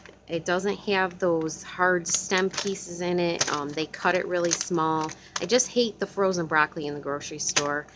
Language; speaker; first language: English; native; English